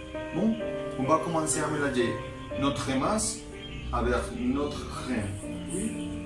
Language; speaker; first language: French; non-native, learner; Spanish